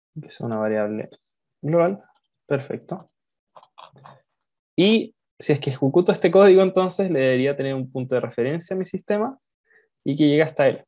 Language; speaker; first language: Spanish; native; Spanish